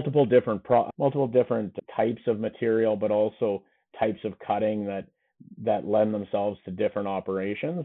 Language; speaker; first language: English; native; English